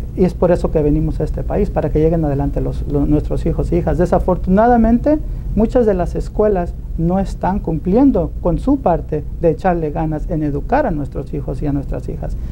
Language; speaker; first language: Spanish; early bilingual, heritage; Spanish